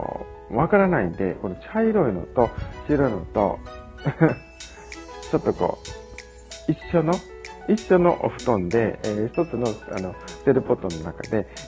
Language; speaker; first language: Japanese; native; Japanese